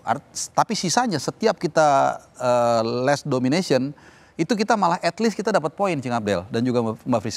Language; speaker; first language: Indonesian; native; Indonesian